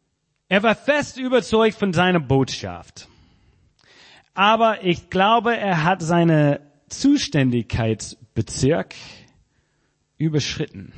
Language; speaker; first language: German; non-native, fluent; English